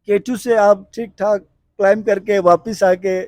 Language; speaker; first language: Hindi; non-native, local second language; Balti